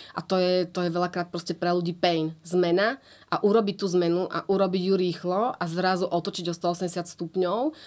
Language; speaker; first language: Slovak; native; Slovak